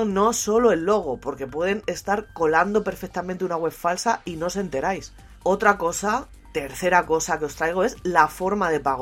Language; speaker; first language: Spanish; native; Spanish